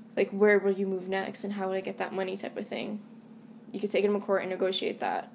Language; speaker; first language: English; native; English